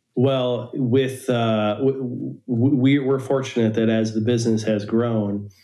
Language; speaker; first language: English; native; English